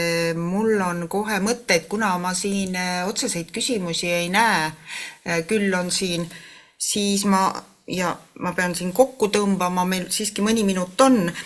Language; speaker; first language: Estonian; native; Estonian